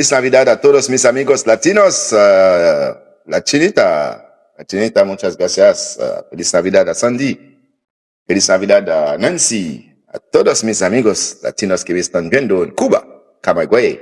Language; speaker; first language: Spanish; non-native, learner; Haitian Creole